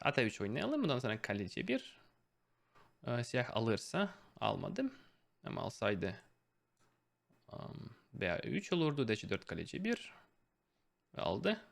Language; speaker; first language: Turkish; non-native, fluent; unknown